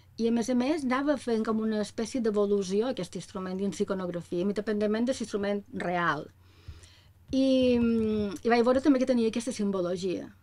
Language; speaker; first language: Catalan; native; Catalan